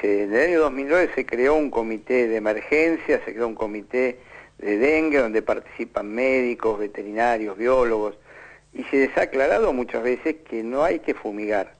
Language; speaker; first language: Spanish; native; Spanish